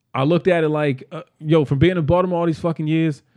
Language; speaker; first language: English; native; English